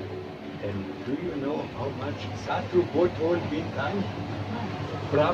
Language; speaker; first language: English; non-native, fluent; German